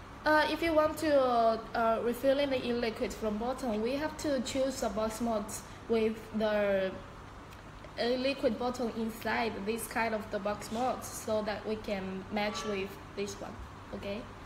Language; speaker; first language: English; non-native, learner; Chinese